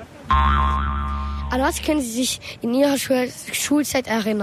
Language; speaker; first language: German; non-native, learner; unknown